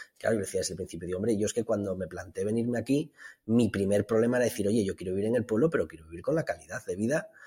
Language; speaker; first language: Spanish; native; Spanish